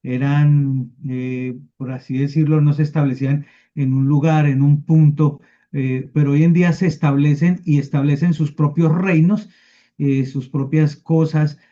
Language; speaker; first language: Spanish; native; Spanish